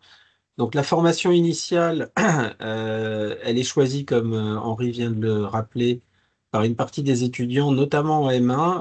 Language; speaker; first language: French; native; French